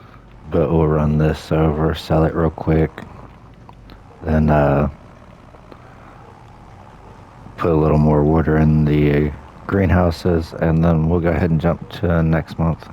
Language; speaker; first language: English; native; English